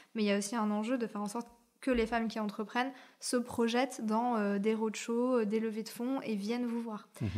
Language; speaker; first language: French; native; French